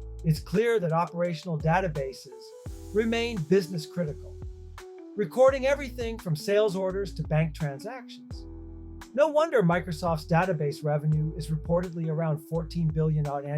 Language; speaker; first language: English; native; English